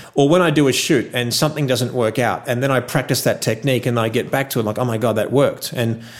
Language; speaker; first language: English; native; English